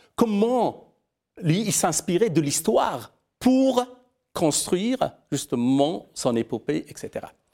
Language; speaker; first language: French; non-native, fluent; Persian